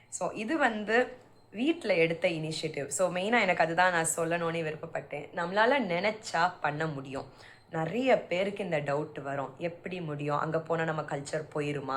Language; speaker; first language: Tamil; early bilingual, heritage; Tamil